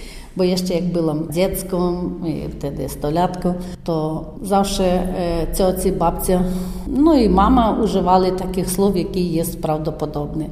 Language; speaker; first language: Polish; non-native, learner; Ukrainian